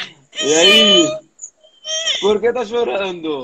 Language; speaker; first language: Portuguese; native; Portuguese